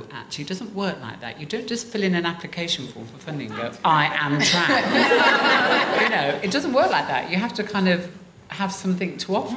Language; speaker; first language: English; native; English